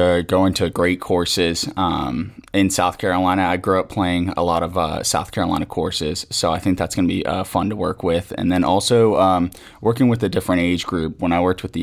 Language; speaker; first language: English; native; English